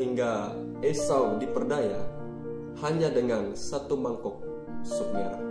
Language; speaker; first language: Indonesian; native; Indonesian